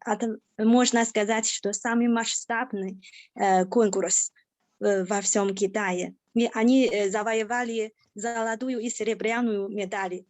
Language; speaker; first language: Russian; non-native, fluent; Chinese